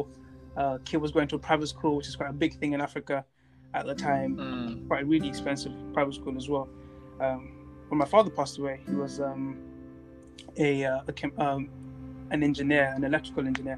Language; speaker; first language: English; non-native, local second language; Tswana